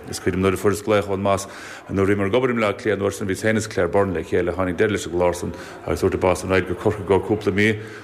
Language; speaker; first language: Irish; native; Irish